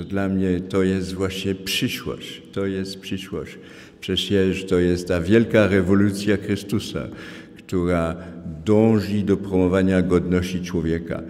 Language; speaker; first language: Polish; non-native, fluent; French